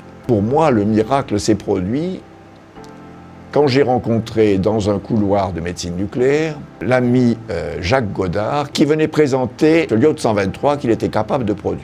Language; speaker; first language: French; native; French